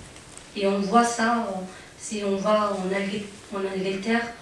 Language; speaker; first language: French; non-native, fluent; Arabic